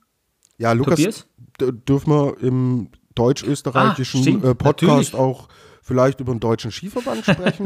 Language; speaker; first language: German; native; German